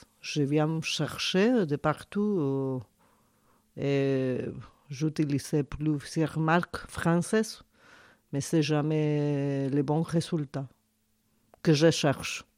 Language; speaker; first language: French; non-native, fluent; Spanish